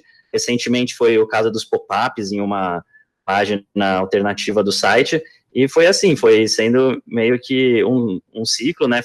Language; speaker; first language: Portuguese; native; Portuguese